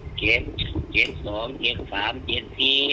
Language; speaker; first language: Thai; non-native, local second language; Lao